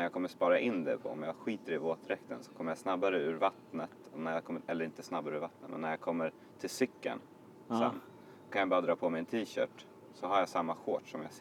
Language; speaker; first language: Swedish; native; Swedish